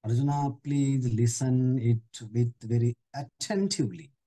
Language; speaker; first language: English; non-native, local second language; Marathi